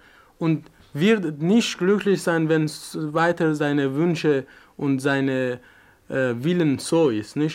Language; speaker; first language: German; non-native, fluent; Persian